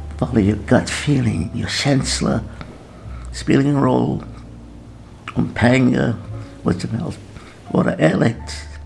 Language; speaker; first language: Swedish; non-native, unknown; English